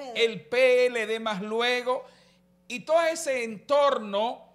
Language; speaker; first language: Spanish; native; Spanish